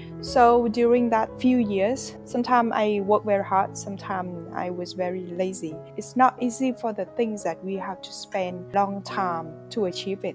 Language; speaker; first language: English; non-native, fluent; Vietnamese